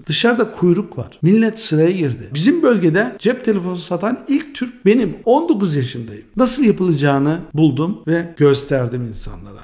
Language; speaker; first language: Turkish; early bilingual, heritage; Turkish